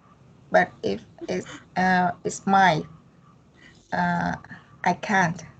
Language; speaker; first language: English; non-native, learner; Vietnamese